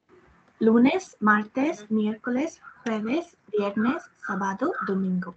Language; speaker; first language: Spanish; non-native, learner; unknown